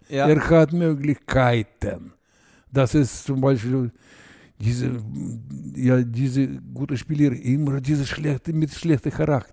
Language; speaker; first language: German; non-native, learner; Russian